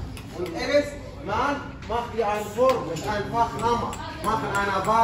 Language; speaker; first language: German; non-native, learner; Arabic